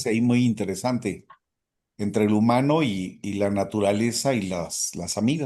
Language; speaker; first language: Spanish; native; Spanish